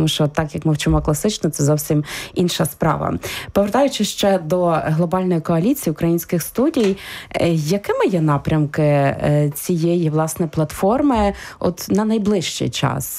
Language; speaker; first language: Ukrainian; native; Ukrainian